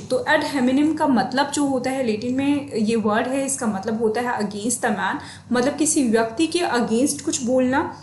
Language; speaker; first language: Hindi; native; Hindi